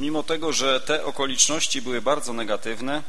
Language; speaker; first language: Polish; native; Polish